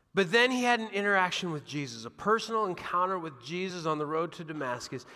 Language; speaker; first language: English; native; English